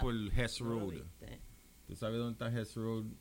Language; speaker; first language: Spanish; non-native, local second language; English